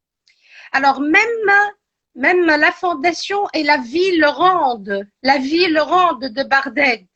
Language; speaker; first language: French; non-native, local second language; Arabic